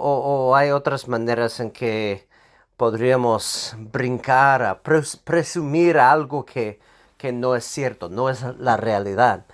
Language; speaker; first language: Spanish; non-native, fluent; English